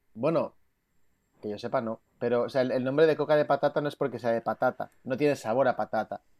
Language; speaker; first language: Spanish; native; Spanish